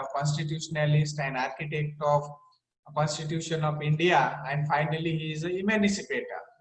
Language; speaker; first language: English; non-native, local second language; Marathi